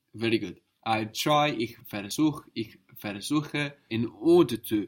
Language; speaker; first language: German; non-native, fluent; English